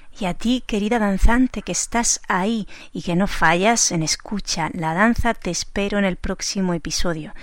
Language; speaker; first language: Spanish; native; Spanish